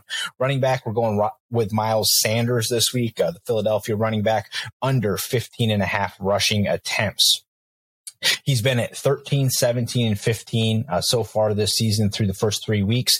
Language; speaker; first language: English; native; English